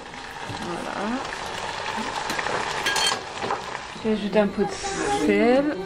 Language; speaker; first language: French; non-native, fluent; Persian